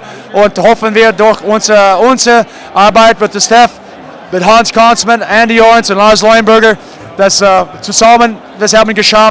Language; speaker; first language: German; non-native, fluent; English